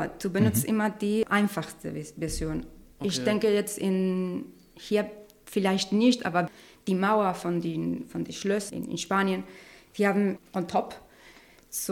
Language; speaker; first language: German; non-native, learner; Spanish